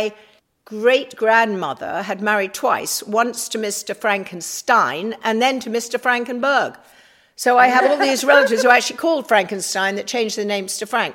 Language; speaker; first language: English; native; English